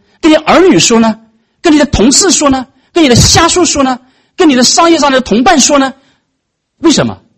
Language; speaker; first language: Chinese; native; Chinese